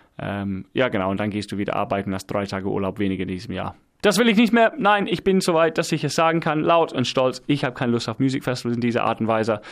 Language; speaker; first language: German; non-native, fluent; English